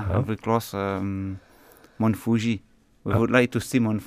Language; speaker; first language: English; non-native, learner; French